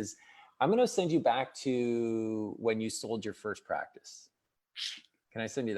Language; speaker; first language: English; native; English